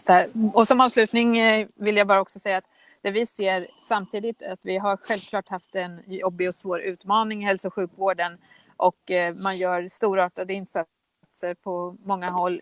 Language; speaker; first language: Swedish; native; Swedish